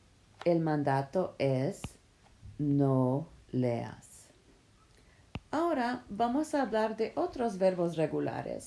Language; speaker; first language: Spanish; non-native, fluent; English